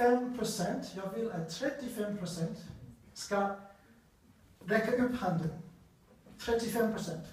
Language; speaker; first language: Swedish; non-native, learner; English